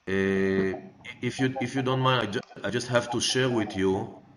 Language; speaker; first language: English; non-native, fluent; Hebrew